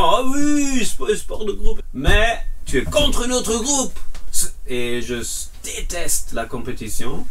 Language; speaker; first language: French; non-native, fluent; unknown